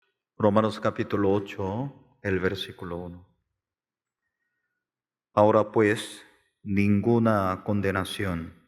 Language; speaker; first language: Spanish; non-native, learner; Korean